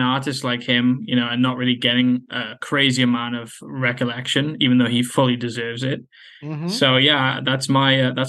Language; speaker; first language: English; native; English